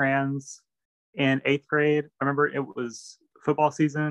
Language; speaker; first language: English; native; English